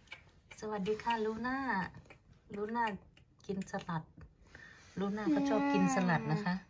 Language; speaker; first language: Thai; non-native, local second language; Lao